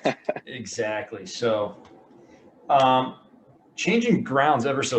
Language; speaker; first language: English; native; English